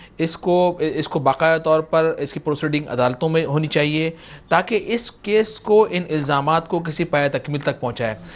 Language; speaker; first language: Urdu; native; Urdu